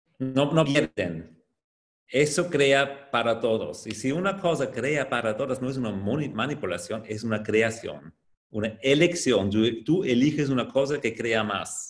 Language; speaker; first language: Spanish; non-native, fluent; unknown